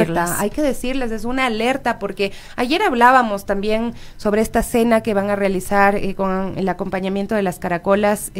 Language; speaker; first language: Spanish; native; Spanish